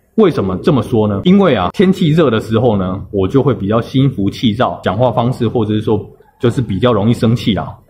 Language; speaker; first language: Chinese; native; Chinese